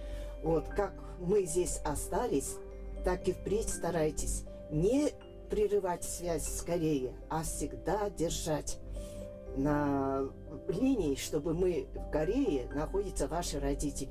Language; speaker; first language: Russian; non-native, local second language; Korean